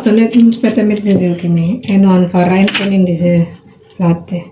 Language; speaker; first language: German; non-native, learner; Indonesian